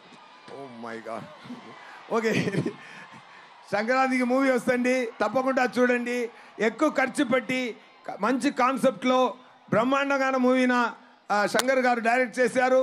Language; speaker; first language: Telugu; non-native, fluent; Tamil